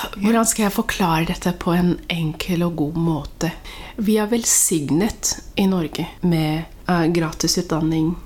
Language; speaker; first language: Norwegian; early bilingual, other home language; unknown